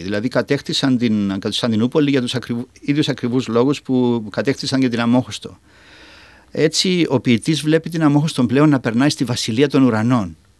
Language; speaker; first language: Greek; native; Greek